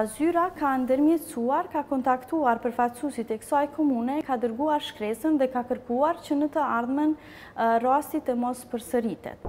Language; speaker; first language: Albanian; native; Albanian